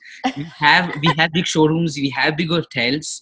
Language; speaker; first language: English; non-native, local second language; Marwari